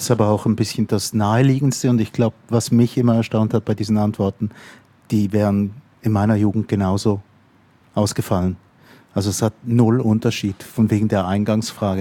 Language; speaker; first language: German; native; German